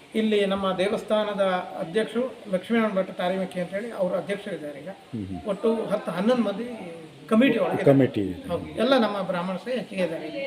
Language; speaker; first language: Kannada; native; Kannada